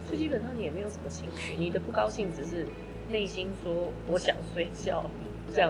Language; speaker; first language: Chinese; native; Chinese